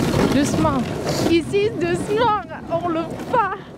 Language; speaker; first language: French; non-native, learner; Thai